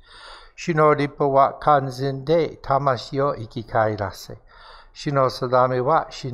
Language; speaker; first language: Japanese; non-native, fluent; English